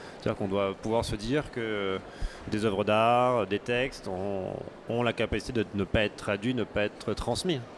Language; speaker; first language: French; native; French